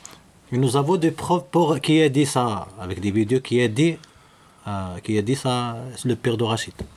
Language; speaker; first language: French; non-native, local second language; Arabic